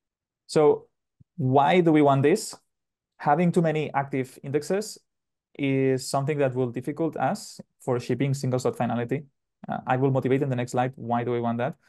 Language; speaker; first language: English; non-native, fluent; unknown